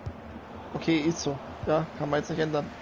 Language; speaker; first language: German; native; German